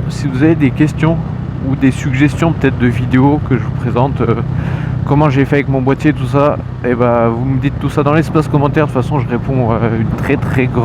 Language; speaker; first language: French; native; French